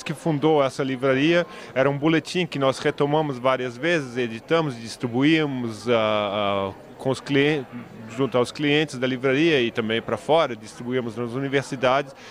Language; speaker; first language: Portuguese; early bilingual, heritage; German